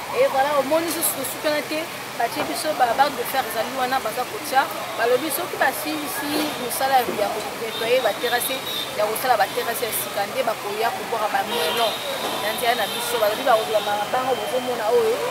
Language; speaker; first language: Lingala; native; Lingala